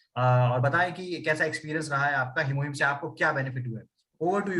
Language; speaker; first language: Hindi; native; Hindi